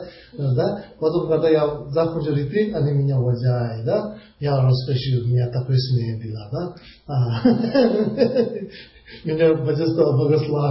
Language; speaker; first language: Russian; non-native, learner; Tibetan